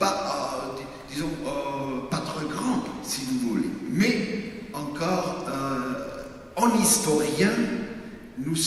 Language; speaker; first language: French; non-native, fluent; German